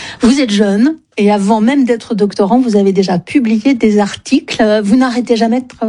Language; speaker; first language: French; native; French